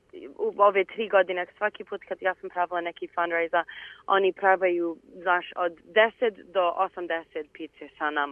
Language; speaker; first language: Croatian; early bilingual, heritage; Bosnian